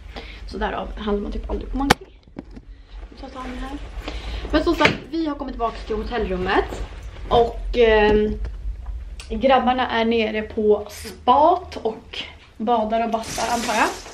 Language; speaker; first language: Swedish; native; Swedish